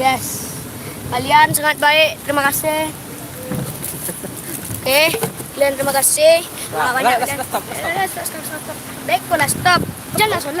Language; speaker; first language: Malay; non-native, local second language; Minangkabau